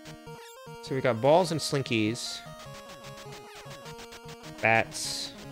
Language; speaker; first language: English; native; English